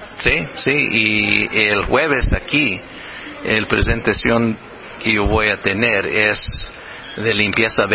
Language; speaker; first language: Spanish; non-native, fluent; English